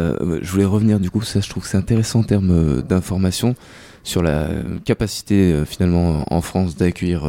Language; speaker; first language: French; native; French